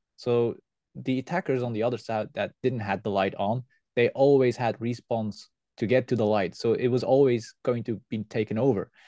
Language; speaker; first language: English; non-native, fluent; Dutch